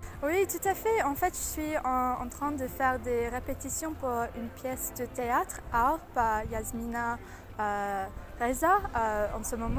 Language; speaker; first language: French; non-native, fluent; English